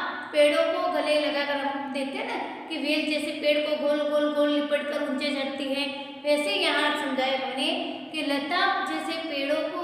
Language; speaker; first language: Hindi; non-native, local second language; Gujarati